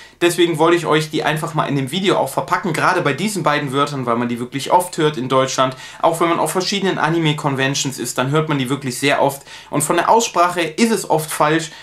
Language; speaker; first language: German; native; German